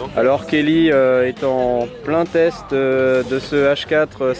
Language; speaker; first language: French; native; French